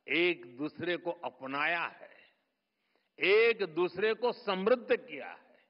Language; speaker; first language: Hindi; non-native, local second language; Gujarati